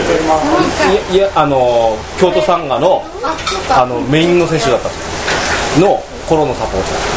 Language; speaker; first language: Japanese; native; Japanese